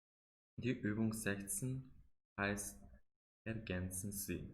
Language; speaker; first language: German; non-native, fluent; Macedonian